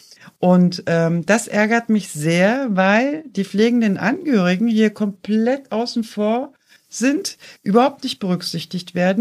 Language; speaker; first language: German; native; German